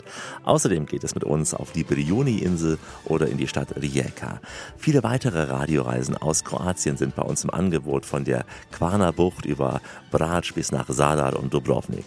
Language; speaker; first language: German; native; German